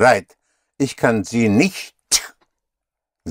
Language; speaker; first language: German; non-native, fluent; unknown